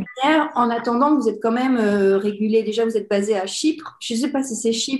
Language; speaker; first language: French; native; French